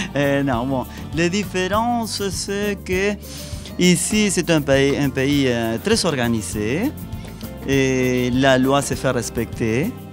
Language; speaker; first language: French; non-native, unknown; Spanish